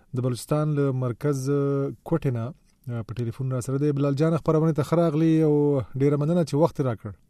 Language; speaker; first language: Pashto; native; Pashto